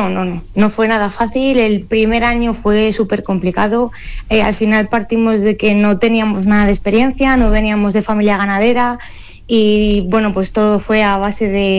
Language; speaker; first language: Spanish; native; Spanish